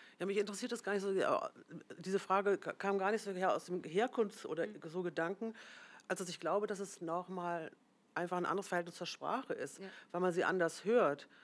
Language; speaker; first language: German; native; German